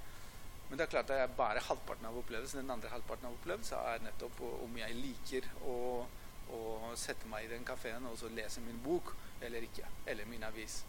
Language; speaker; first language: Norwegian; non-native, fluent; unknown